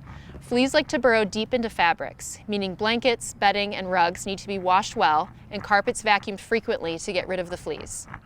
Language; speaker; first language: English; native; English